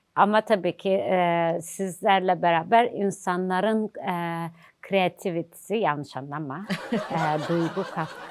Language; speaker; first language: Turkish; non-native, fluent; Azerbaijani